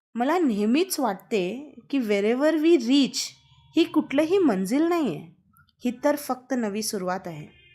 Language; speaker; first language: Marathi; non-native, local second language; Hindi